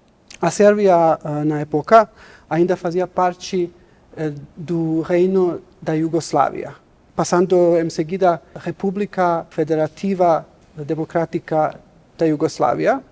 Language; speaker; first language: Portuguese; non-native, learner; Serbian